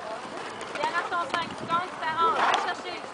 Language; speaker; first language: French; native; French